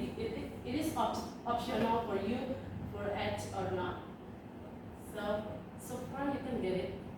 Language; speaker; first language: English; non-native, learner; Indonesian